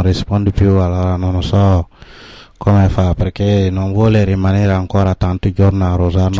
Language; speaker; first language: Italian; non-native, learner; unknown